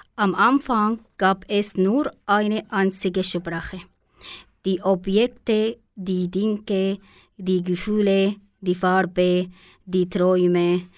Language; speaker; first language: German; non-native, learner; Arabic